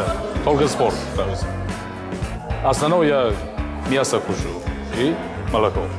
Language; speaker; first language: Russian; non-native, learner; Tajik